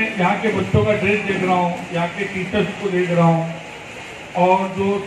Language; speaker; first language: Hindi; non-native, local second language; Telugu